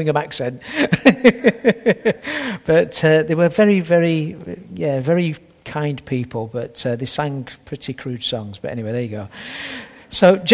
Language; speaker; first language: English; native; English